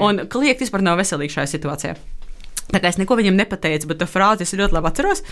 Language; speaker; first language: Latvian; non-native, local second language; Russian